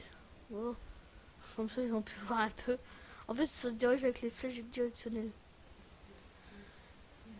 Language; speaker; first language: French; native; French